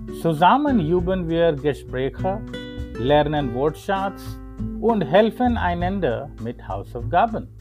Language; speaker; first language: German; non-native, learner; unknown